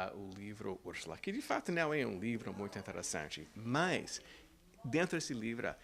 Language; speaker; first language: Portuguese; non-native, fluent; English